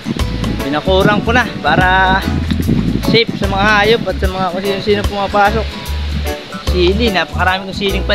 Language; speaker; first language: Filipino; native; Filipino